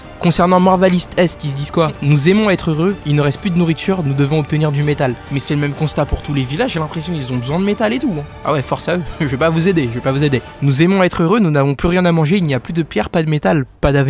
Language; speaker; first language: French; native; French